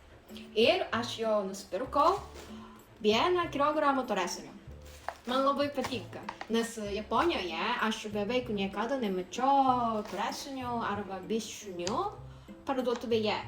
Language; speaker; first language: Lithuanian; non-native, learner; Japanese